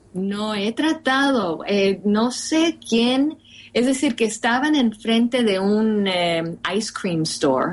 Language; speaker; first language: Spanish; early bilingual, heritage; Spanish